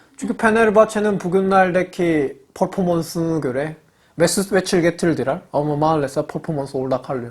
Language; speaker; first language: Turkish; non-native, learner; Korean